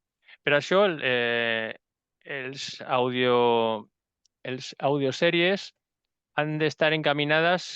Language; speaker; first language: Catalan; non-native, local second language; Spanish